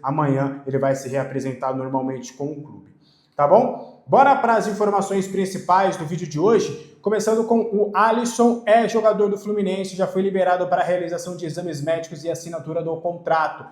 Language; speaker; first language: Portuguese; native; Portuguese